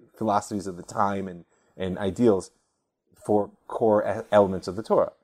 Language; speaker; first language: English; native; English